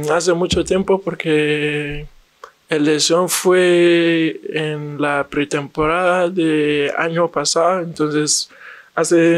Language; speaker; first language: Spanish; non-native, learner; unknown